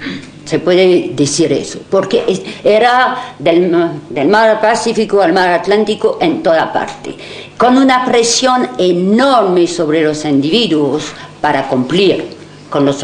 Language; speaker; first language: Spanish; non-native, fluent; French